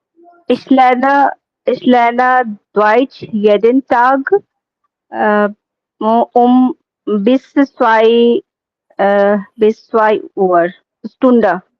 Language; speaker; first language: German; non-native, learner; Hindi